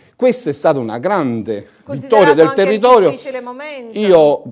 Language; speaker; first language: Italian; native; Italian